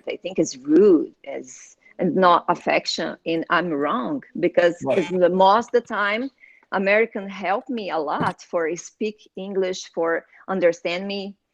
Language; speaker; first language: English; non-native, learner; Portuguese